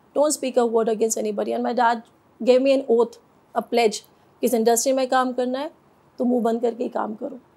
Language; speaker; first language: Hindi; native; Hindi